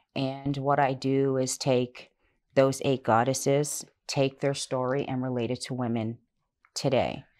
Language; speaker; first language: English; native; English